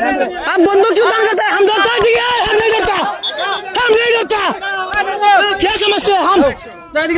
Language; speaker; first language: Hindi; non-native, learner; Bangla